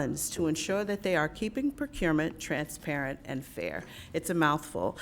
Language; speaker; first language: English; native; English